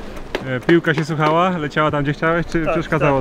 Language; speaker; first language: Polish; native; Polish